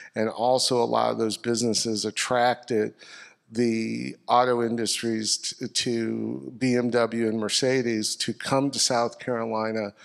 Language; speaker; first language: English; native; English